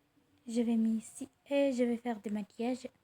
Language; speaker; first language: French; non-native, learner; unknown